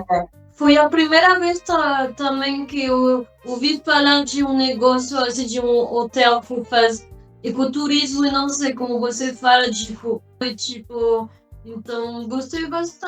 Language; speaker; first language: Portuguese; non-native, fluent; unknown